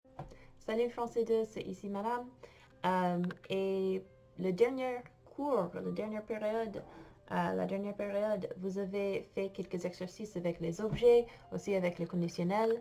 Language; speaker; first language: French; non-native, fluent; English